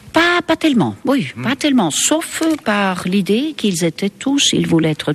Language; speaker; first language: French; non-native, fluent; Estonian